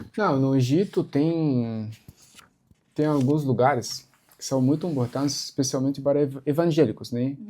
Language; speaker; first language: Portuguese; non-native, local second language; Arabic